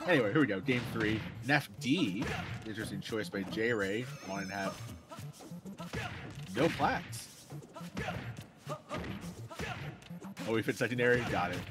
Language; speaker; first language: English; native; English